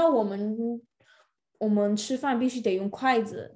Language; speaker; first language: Chinese; early bilingual, other home language; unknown